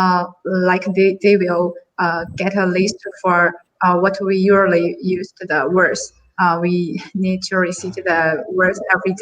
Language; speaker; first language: English; non-native, learner; Chinese